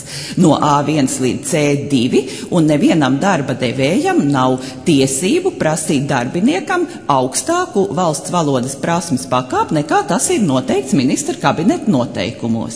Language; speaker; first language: Latvian; native; Latvian